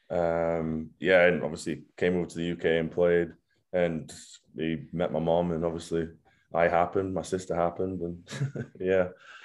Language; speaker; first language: English; native; English